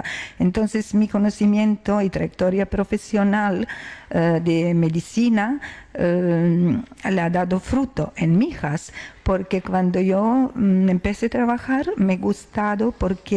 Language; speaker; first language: Spanish; non-native, learner; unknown